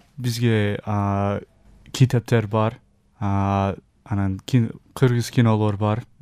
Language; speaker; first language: Kyrgyz; non-native, learner; English